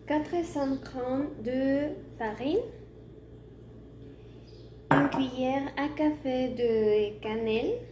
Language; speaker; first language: French; non-native, learner; Spanish